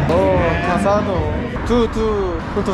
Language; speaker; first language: Spanish; non-native, learner; Korean